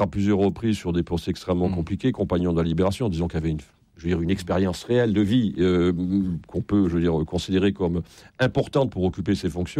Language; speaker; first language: French; native; French